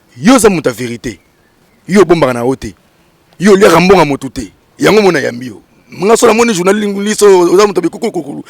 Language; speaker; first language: Lingala; native; Lingala